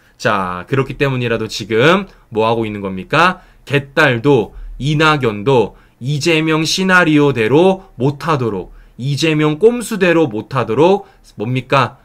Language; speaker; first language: Korean; native; Korean